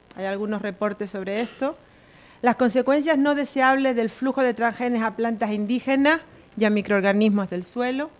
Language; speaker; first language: Spanish; native; Spanish